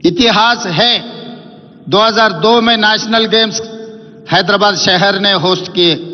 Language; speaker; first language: Hindi; non-native, local second language; Telugu